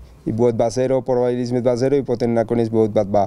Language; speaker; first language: Polish; non-native, learner; Spanish